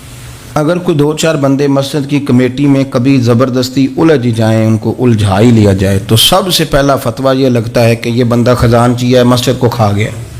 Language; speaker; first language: Urdu; native; Urdu